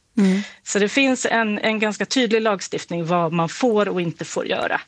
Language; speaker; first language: Swedish; native; Swedish